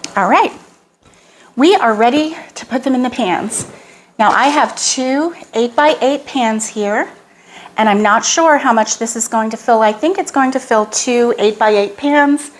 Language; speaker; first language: English; native; English